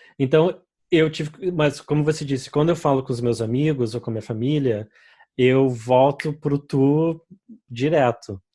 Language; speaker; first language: Portuguese; native; Portuguese